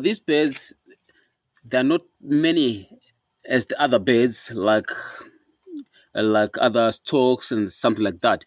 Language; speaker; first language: English; non-native, local second language; Shona